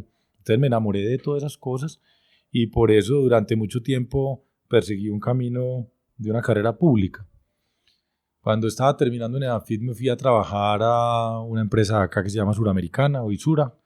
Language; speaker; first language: Spanish; native; Spanish